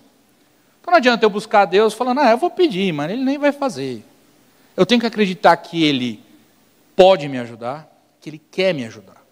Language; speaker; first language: Portuguese; native; Portuguese